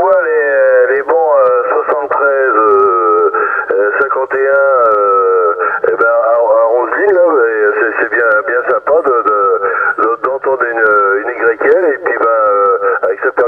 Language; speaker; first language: French; native; French